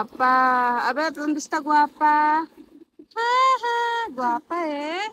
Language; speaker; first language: Spanish; non-native, fluent; Filipino